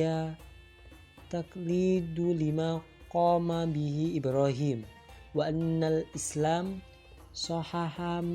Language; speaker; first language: Arabic; non-native, learner; Indonesian